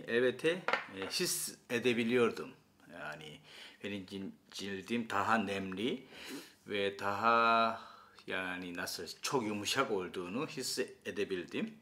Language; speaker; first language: Turkish; non-native, fluent; Korean